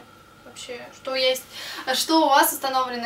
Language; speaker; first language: Russian; native; Russian